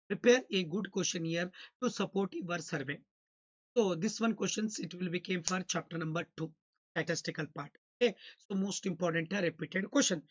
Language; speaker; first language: English; non-native, local second language; Kannada